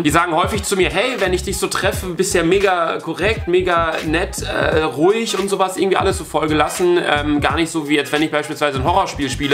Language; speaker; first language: German; native; German